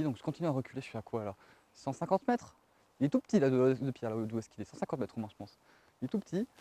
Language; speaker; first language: French; native; French